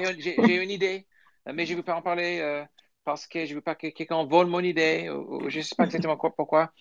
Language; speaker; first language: French; non-native, fluent; English